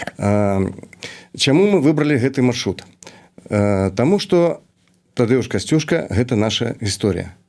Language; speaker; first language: Belarusian; native; Belarusian